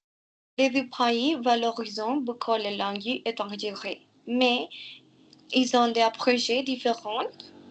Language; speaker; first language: French; non-native, learner; Spanish